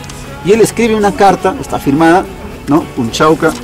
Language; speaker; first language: Spanish; native; Spanish